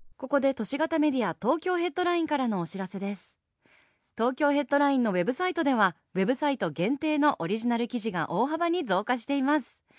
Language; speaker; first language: Japanese; native; Japanese